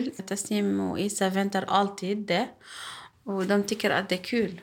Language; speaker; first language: Swedish; non-native, learner; Arabic